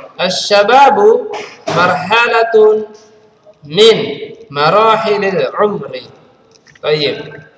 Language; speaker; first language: Arabic; non-native, fluent; Indonesian